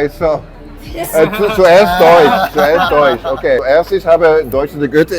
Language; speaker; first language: German; non-native, fluent; English